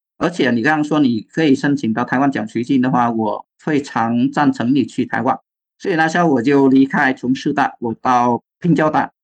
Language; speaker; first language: Chinese; non-native, fluent; Vietnamese